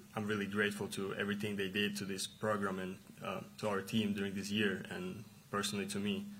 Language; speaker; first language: English; non-native, fluent; Russian